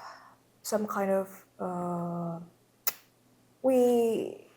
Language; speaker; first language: English; non-native, local second language; Indonesian